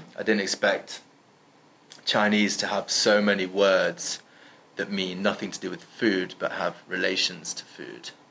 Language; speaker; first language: English; native; English